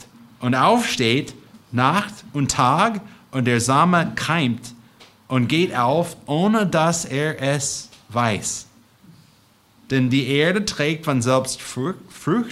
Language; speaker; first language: German; non-native, fluent; English